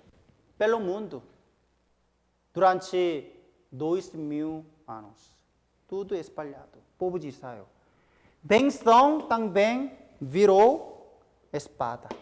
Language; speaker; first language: Portuguese; non-native, fluent; Korean